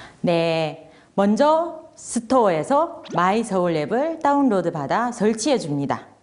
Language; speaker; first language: Korean; non-native, fluent; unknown